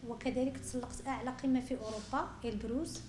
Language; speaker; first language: Arabic; native; Arabic